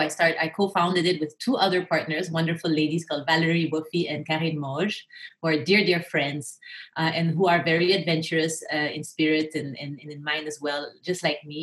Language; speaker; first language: English; non-native, local second language; French